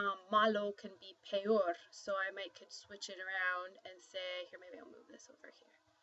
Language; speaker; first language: English; native; English